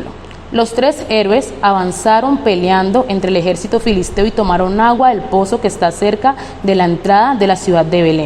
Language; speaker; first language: Spanish; native; Spanish